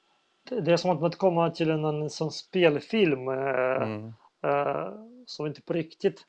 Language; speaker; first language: Swedish; non-native, fluent; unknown